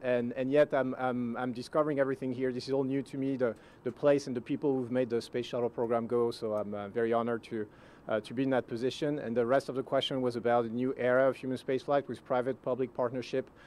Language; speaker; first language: English; non-native, fluent; French